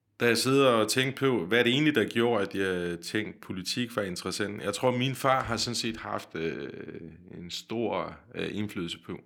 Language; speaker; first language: Danish; non-native, fluent; Turkish